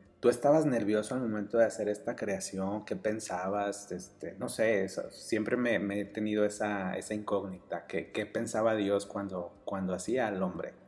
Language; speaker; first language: Spanish; native; Spanish